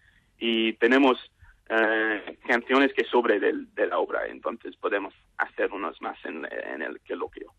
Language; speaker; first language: Spanish; non-native, learner; English